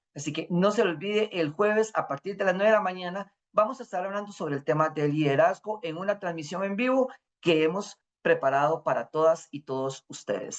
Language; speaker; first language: Spanish; native; Spanish